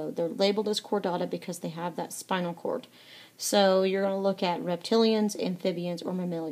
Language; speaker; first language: English; native; English